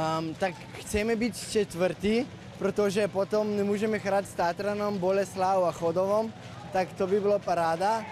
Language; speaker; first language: Czech; non-native, learner; Slovenian